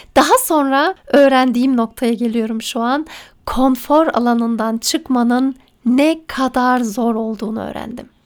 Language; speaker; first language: Turkish; native; Turkish